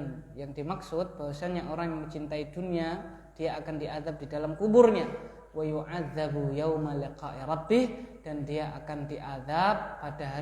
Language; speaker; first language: Indonesian; native; Indonesian